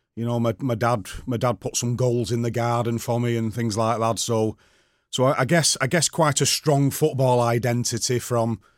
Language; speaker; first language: English; native; English